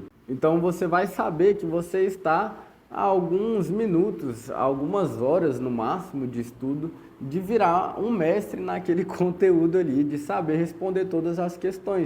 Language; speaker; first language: Portuguese; native; Portuguese